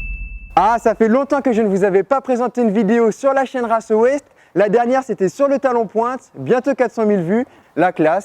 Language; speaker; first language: French; native; French